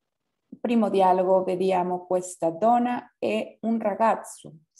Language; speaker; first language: Italian; non-native, fluent; Spanish